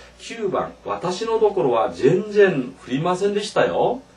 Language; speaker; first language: Japanese; non-native, fluent; Korean